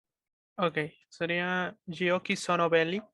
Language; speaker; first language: Italian; non-native, learner; Spanish